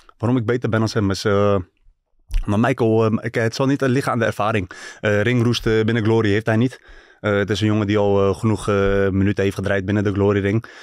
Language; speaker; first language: Dutch; early bilingual, other home language; Turkish